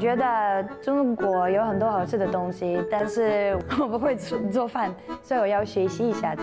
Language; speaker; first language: Chinese; non-native, fluent; Russian